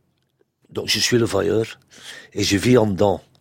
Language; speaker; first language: French; non-native, local second language; Dutch